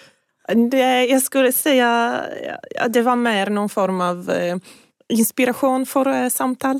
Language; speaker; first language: Swedish; non-native, fluent; Italian